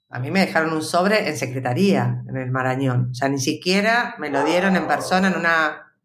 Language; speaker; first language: Spanish; native; Spanish